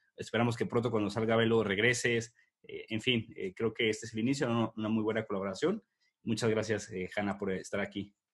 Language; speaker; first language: Spanish; native; Spanish